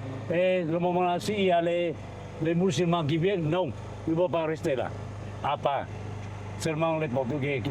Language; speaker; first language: French; non-native, learner; Thai